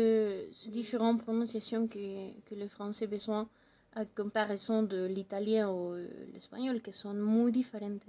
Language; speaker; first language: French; non-native, learner; Spanish